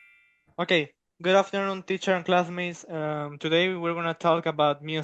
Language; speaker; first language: English; non-native, learner; Spanish